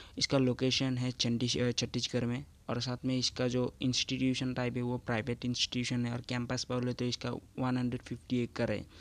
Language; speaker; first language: Hindi; non-native, local second language; Assamese